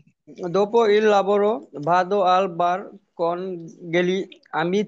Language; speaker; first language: Italian; non-native, learner; Bangla